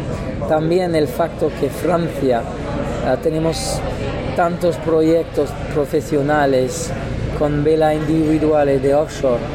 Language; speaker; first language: Spanish; non-native, learner; French